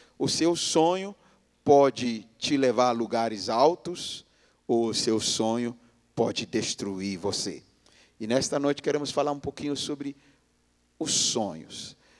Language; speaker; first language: Portuguese; non-native, fluent; English